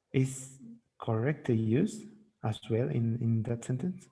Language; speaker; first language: English; non-native, learner; Spanish